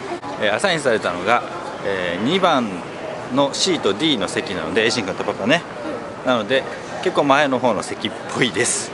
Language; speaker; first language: Japanese; native; Japanese